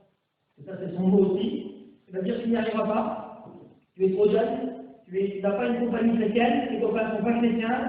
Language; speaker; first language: French; native; French